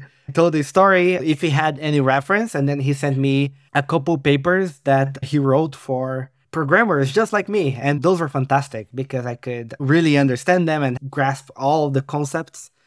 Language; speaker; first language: English; non-native, fluent; Portuguese